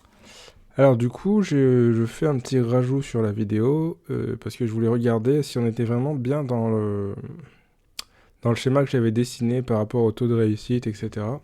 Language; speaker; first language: French; native; French